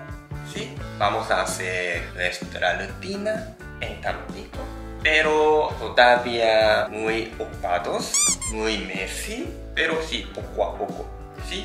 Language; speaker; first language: Spanish; non-native, learner; Japanese